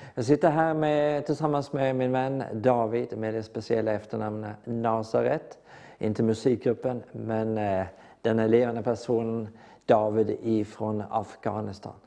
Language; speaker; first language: Swedish; non-native, fluent; Norwegian